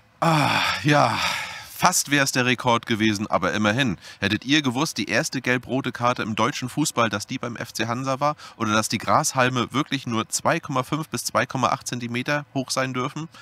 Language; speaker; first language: German; native; German